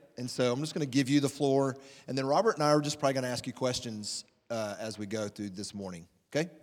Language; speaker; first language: English; native; English